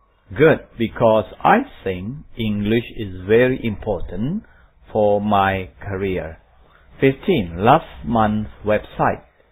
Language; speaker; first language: English; non-native, fluent; Indonesian